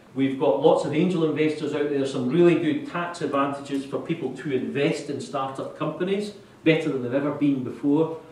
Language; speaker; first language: English; native; English